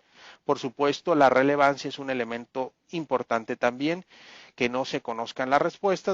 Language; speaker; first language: Spanish; native; Spanish